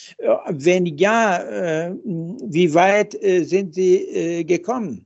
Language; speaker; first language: German; non-native, fluent; Persian